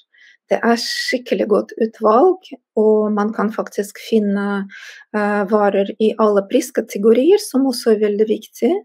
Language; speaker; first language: Norwegian; non-native, fluent; Russian